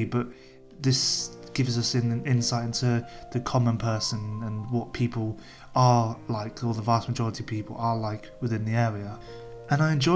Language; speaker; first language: English; native; English